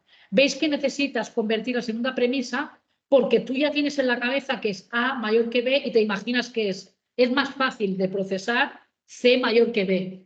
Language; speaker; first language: Spanish; native; Spanish